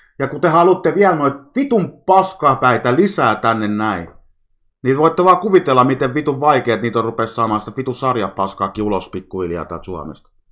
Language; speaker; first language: Finnish; native; Finnish